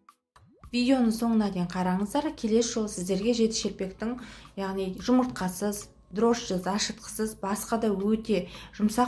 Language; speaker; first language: Kazakh; native; Kazakh